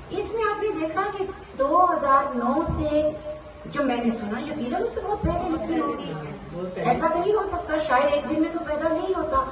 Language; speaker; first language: Urdu; native; Urdu